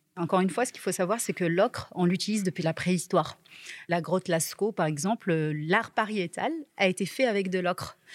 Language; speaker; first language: French; non-native, local second language; Arabic